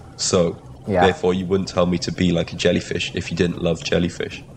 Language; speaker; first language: English; non-native, local second language; Welsh